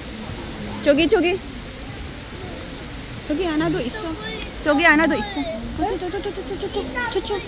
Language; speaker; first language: Korean; non-native, learner; Filipino